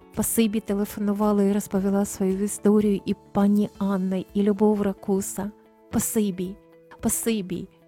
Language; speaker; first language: Ukrainian; native; Ukrainian